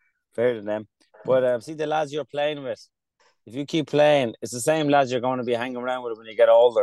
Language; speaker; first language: English; early bilingual, other home language; Kurdish